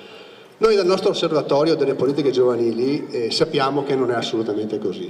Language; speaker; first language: Italian; native; Italian